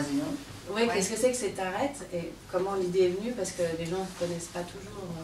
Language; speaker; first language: French; native; French